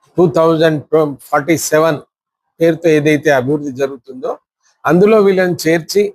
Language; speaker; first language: Telugu; non-native, local second language; Lambadi